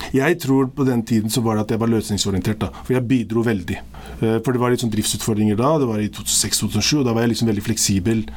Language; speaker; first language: Norwegian; early bilingual, other home language; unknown